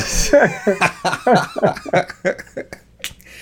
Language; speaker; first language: English; native; English